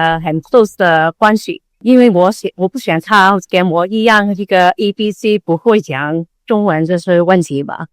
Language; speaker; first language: Chinese; non-native, learner; Cantonese